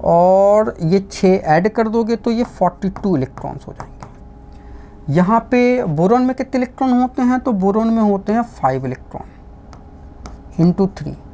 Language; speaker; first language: Hindi; non-native, local second language; Gujarati